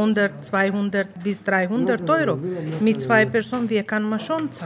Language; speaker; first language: German; non-native, learner; Bulgarian